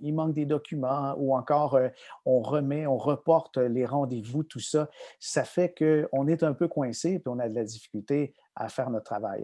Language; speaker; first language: French; native; French